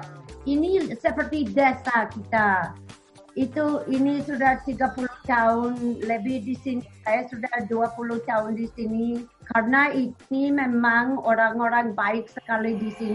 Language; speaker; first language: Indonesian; non-native, learner; English